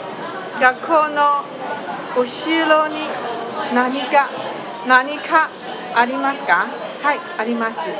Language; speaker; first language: Japanese; non-native, learner; Chinese